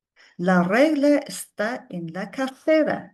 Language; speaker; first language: Spanish; non-native, fluent; Mongolian